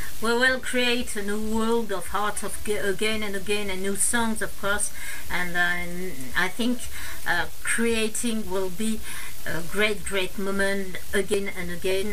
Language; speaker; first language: English; non-native, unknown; French